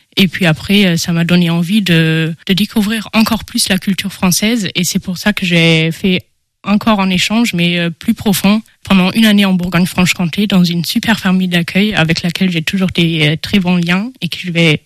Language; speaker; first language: French; non-native, fluent; German